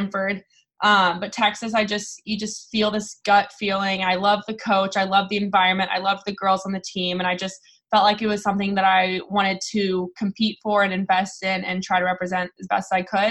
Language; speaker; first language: English; native; English